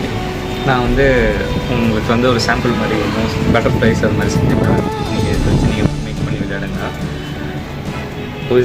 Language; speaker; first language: Tamil; native; Tamil